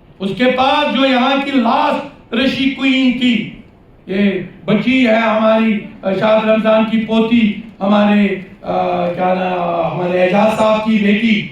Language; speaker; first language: Urdu; non-native, local second language; Kashmiri